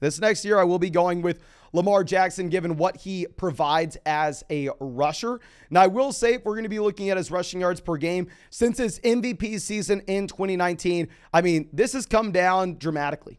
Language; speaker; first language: English; native; English